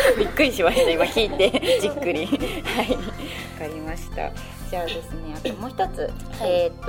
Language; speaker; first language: Japanese; native; Japanese